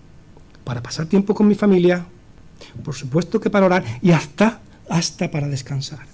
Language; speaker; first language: Spanish; native; Spanish